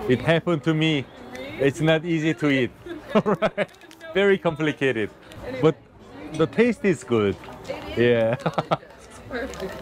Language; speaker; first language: English; non-native, learner; Korean